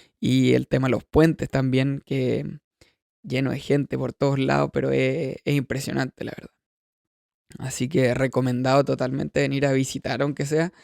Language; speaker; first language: Spanish; native; Spanish